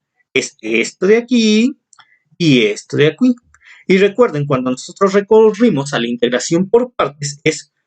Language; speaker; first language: Spanish; native; Spanish